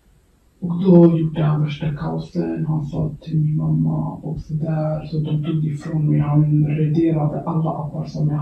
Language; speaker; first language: Swedish; early bilingual, other home language; Kurdish